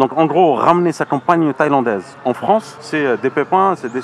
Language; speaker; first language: French; native; French